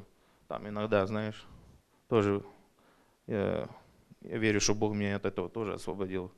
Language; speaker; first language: Russian; early bilingual, heritage; Russian